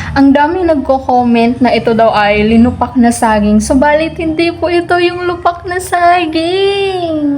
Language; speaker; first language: Filipino; non-native, local second language; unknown